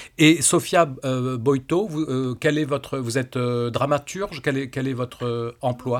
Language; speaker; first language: French; native; French